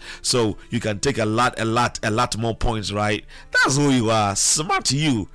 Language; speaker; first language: English; non-native, local second language; Akan